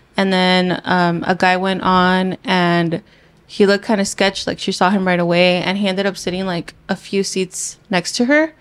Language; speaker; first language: English; native; English